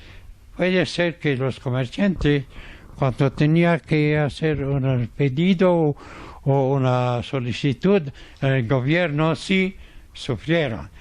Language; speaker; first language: Spanish; non-native, fluent; Arabic